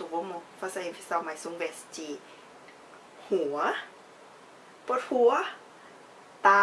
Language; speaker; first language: Portuguese; non-native, fluent; Thai